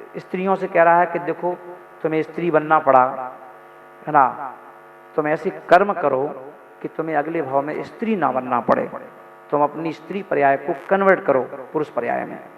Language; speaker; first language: Hindi; native; Hindi